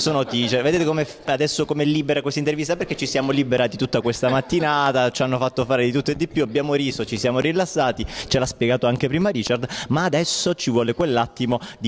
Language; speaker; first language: Italian; native; Italian